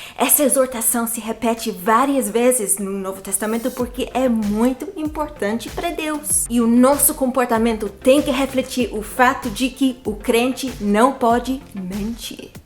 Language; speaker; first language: Portuguese; non-native, fluent; English